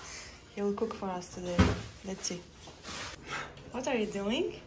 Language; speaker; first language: English; non-native, fluent; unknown